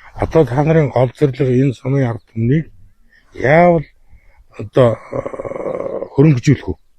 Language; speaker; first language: Mongolian; native; Mongolian